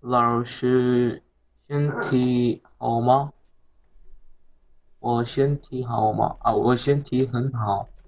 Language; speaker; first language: Chinese; non-native, learner; Korean